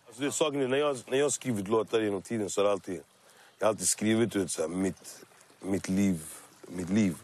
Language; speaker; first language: Swedish; native; Swedish